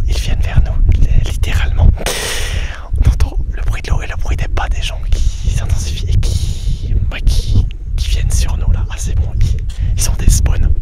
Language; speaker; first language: French; native; French